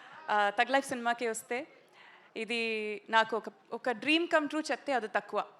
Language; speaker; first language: Telugu; non-native, learner; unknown